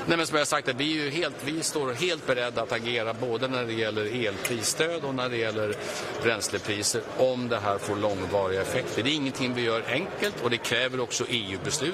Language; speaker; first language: Swedish; native; Swedish